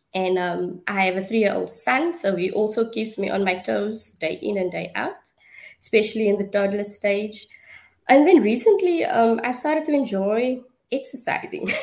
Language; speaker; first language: English; non-native, local second language; Afrikaans